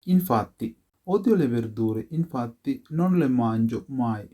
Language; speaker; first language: Italian; non-native, fluent; Sinhala